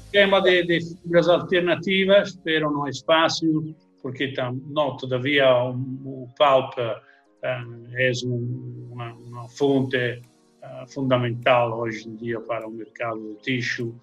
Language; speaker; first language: Portuguese; non-native, learner; Italian